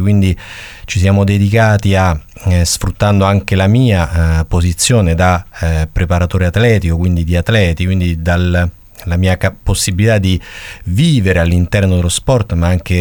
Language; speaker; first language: Italian; native; Italian